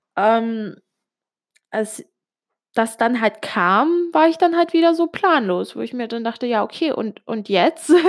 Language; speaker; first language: German; early bilingual, other home language; Italian